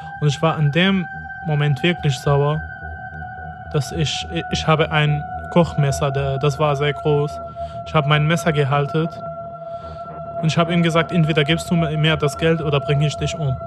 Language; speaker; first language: German; non-native, fluent; Arabic